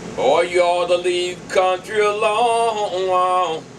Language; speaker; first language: English; native; English